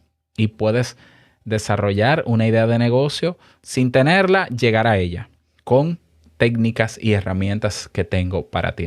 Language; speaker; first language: Spanish; native; Spanish